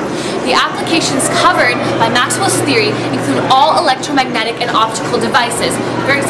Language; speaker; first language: English; native; English